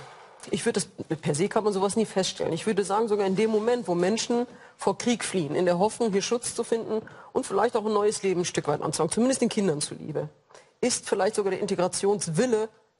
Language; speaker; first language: German; early bilingual, other home language; Arabic